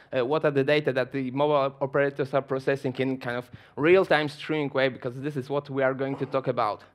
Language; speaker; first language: English; non-native, fluent; Polish